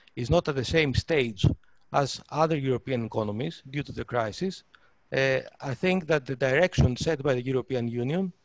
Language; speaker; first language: English; non-native, fluent; Greek